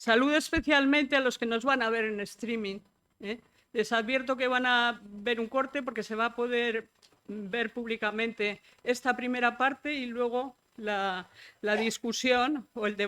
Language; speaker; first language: Spanish; native; Spanish